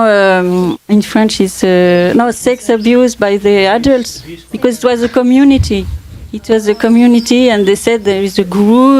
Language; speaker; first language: English; non-native, fluent; French